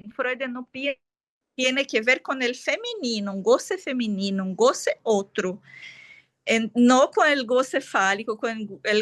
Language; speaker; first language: Spanish; non-native, fluent; Portuguese